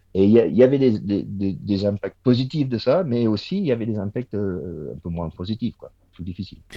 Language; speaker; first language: French; non-native, fluent; English